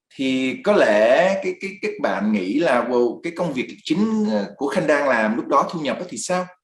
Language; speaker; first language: Vietnamese; early bilingual, other home language; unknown